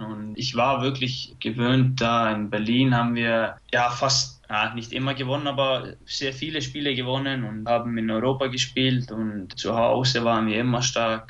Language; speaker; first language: German; non-native, fluent; Icelandic